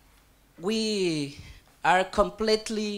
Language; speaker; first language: English; non-native, learner; Spanish